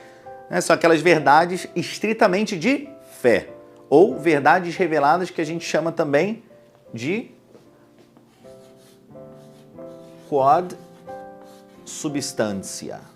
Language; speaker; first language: Portuguese; native; Portuguese